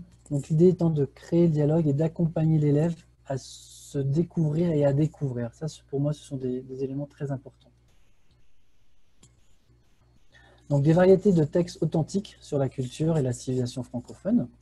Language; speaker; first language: French; native; French